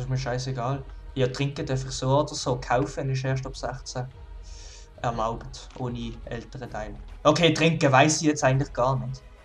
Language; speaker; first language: German; native; German